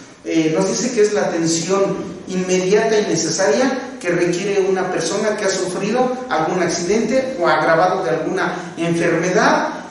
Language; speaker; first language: Spanish; native; Spanish